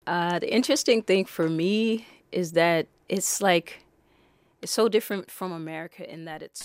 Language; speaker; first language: English; native; English